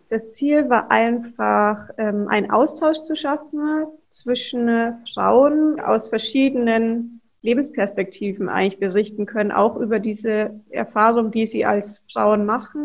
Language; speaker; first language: German; native; German